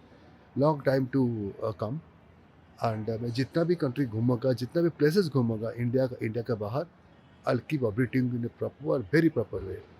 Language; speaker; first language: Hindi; non-native, local second language; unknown